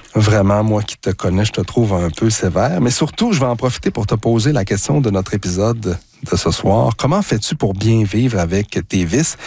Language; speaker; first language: French; native; French